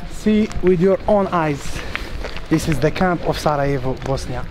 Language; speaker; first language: English; non-native, learner; Arabic